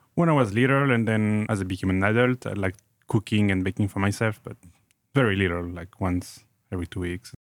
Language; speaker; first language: English; non-native, fluent; French